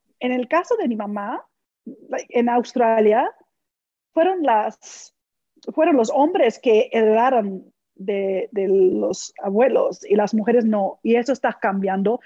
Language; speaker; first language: Spanish; non-native, fluent; English